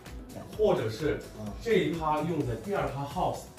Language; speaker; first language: Chinese; native; Chinese